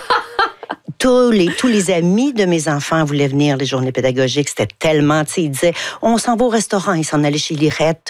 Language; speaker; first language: French; native; French